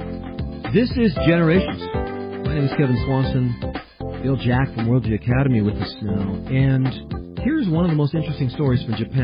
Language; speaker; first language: English; early bilingual, heritage; English